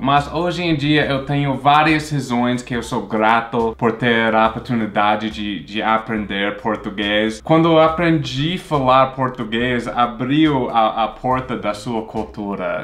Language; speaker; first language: Portuguese; non-native, fluent; English